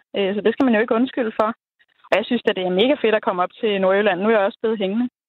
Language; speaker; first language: Danish; native; Danish